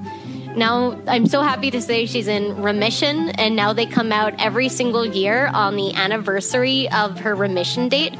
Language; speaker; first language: English; native; English